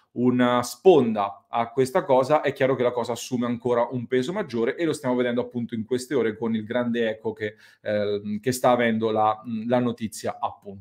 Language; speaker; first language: Italian; native; Italian